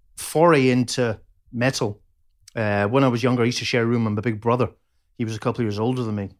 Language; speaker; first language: English; native; English